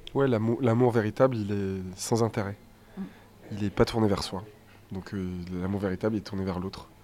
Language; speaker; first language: French; native; French